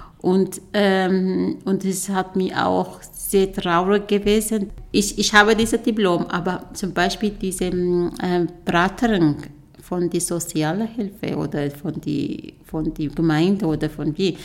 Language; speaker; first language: German; non-native, learner; Arabic